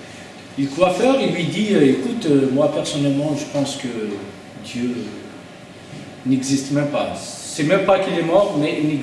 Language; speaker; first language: French; native; French